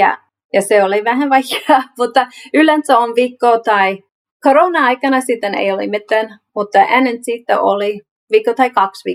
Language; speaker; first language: Finnish; non-native, learner; English